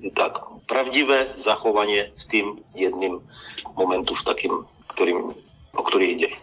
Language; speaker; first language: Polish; non-native, learner; Czech